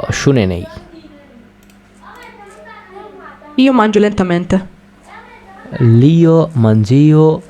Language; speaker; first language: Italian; non-native, learner; Bangla